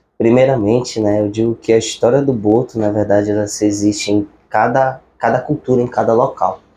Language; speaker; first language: Portuguese; native; Portuguese